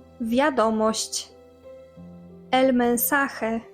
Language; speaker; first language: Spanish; non-native, fluent; Polish